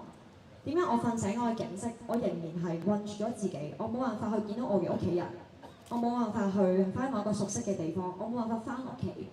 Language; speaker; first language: Cantonese; native; Cantonese